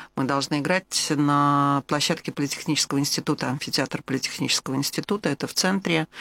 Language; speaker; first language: Russian; native; Russian